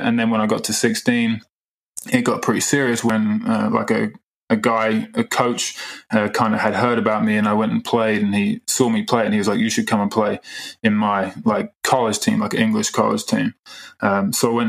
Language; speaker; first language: English; native; English